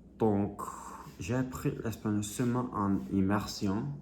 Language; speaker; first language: French; non-native, learner; English